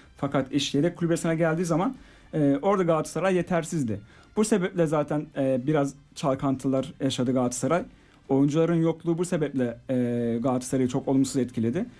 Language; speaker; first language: Turkish; native; Turkish